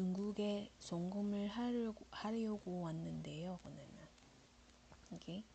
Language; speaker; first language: Korean; non-native, learner; Iloko